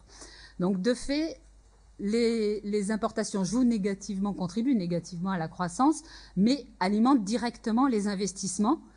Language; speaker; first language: French; native; French